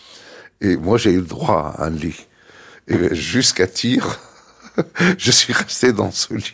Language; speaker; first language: French; non-native, fluent; Arabic